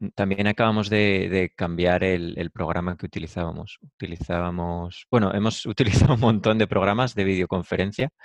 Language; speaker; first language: Spanish; native; Spanish